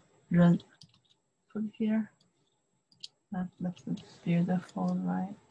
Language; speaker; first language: English; non-native, learner; Chinese